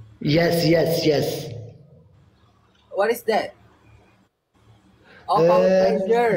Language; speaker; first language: English; non-native, learner; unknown